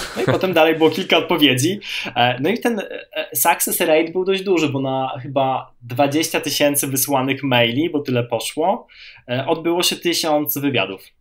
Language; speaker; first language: Polish; native; Polish